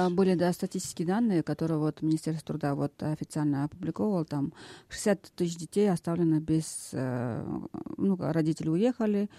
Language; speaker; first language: Russian; non-native, local second language; Kyrgyz